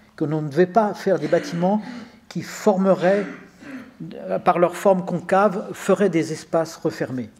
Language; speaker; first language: French; native; French